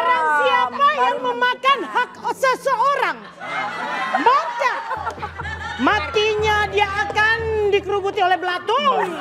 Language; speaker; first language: Indonesian; native; Indonesian